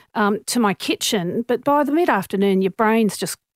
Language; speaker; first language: English; native; English